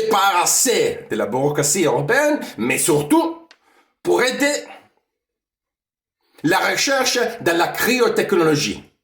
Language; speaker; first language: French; non-native, fluent; Italian